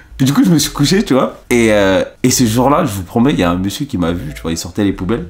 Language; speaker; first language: French; early bilingual, other home language; Bambara